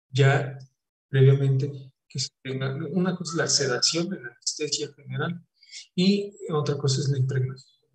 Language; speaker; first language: Spanish; native; Spanish